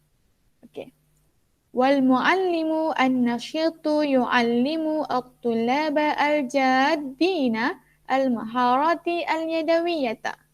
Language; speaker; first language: Arabic; non-native, fluent; Malay